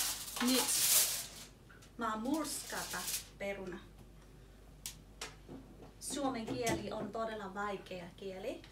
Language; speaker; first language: Finnish; non-native, learner; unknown